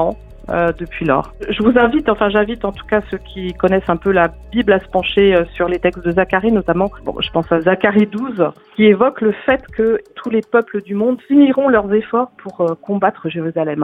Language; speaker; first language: French; native; French